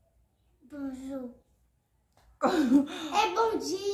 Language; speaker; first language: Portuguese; early bilingual, other home language; Haitian Creole